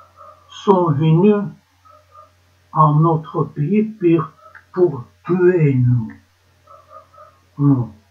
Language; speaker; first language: French; non-native, learner; Ukrainian